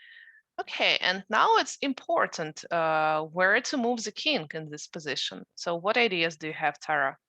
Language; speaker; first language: English; non-native, fluent; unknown